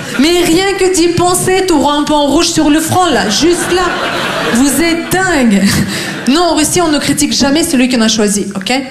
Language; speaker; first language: French; non-native, fluent; Russian